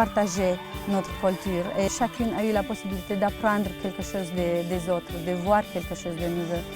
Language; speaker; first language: French; non-native, fluent; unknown